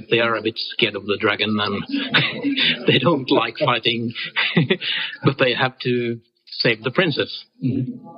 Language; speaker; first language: English; non-native, fluent; Norwegian